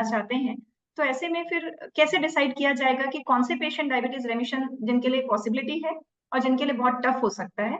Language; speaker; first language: Hindi; native; Hindi